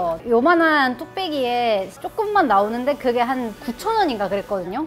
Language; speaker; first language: Korean; non-native, fluent; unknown